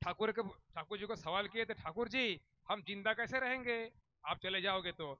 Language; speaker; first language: Hindi; non-native, local second language; Bangla